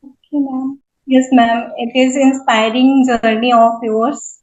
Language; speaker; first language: English; non-native, learner; Hindi